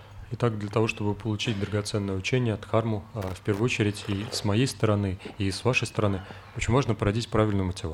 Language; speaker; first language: Russian; native; Russian